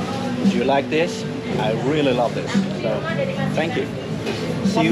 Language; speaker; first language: English; non-native, fluent; Swedish